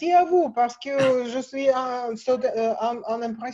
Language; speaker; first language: French; non-native, learner; Russian